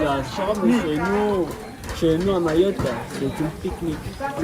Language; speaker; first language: French; non-native, learner; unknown